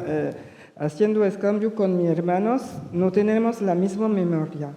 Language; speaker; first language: Spanish; early bilingual, heritage; Spanish